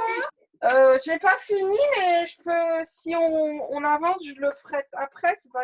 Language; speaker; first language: French; native; French